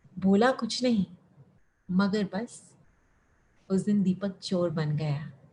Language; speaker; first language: Hindi; early bilingual, heritage; Hindi